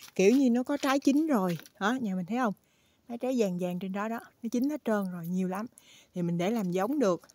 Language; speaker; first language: Vietnamese; native; Vietnamese